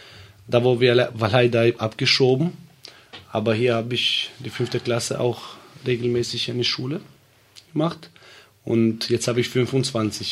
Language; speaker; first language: German; early bilingual, other home language; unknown